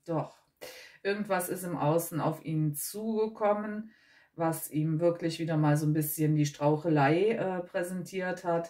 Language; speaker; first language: German; native; German